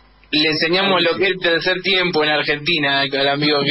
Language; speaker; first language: Spanish; native; Spanish